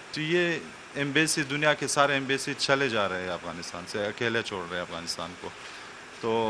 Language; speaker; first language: Hindi; non-native, fluent; Persian